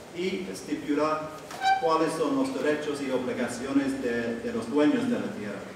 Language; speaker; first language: Spanish; non-native, fluent; English